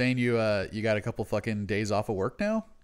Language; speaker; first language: English; native; English